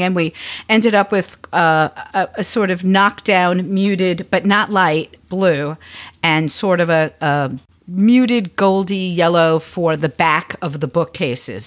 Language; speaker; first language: English; native; English